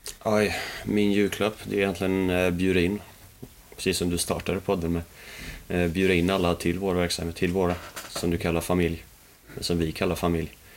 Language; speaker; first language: Swedish; early bilingual, other home language; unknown